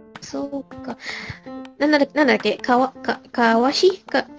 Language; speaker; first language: Japanese; non-native, learner; Malay